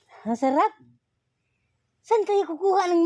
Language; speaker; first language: Filipino; non-native, local second language; Cebuano